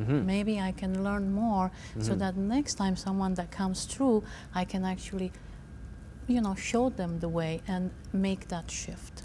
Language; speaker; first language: English; non-native, fluent; Romanian